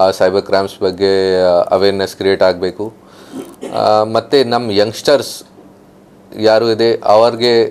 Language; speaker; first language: Kannada; non-native, fluent; Hindi